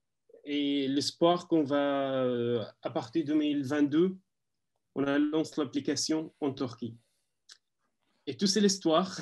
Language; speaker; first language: French; non-native, learner; Arabic